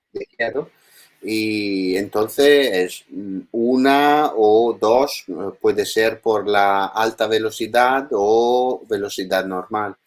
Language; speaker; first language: Spanish; non-native, learner; Italian